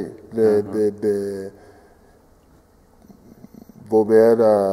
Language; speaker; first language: Spanish; non-native, fluent; English